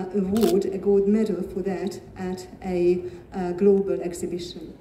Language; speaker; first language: English; non-native, fluent; Hungarian